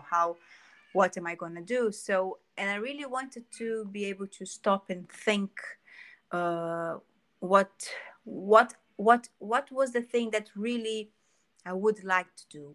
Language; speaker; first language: English; non-native, fluent; Portuguese